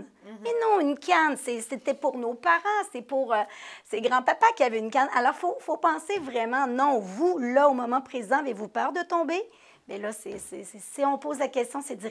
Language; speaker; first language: French; native; French